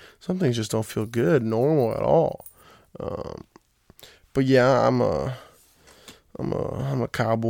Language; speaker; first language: English; native; English